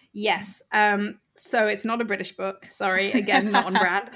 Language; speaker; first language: English; native; English